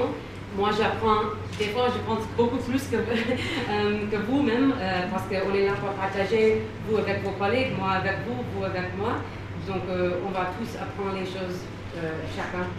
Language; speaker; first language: French; non-native, fluent; English